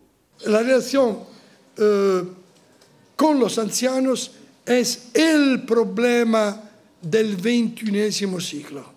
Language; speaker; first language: Spanish; non-native, fluent; Italian